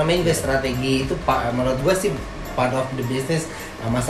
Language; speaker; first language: Indonesian; native; Indonesian